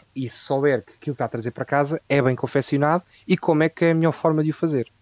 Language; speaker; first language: Portuguese; native; Portuguese